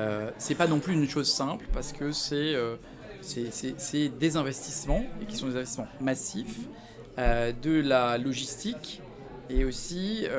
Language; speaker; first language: French; native; French